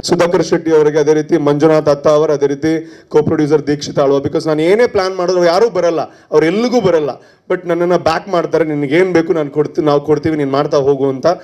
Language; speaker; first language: Kannada; non-native, local second language; Tulu